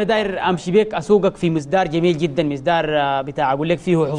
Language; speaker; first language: Arabic; native; Arabic